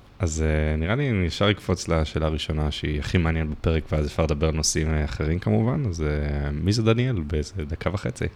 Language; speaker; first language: Hebrew; native; Hebrew